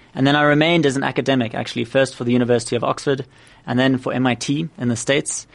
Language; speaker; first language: English; native; English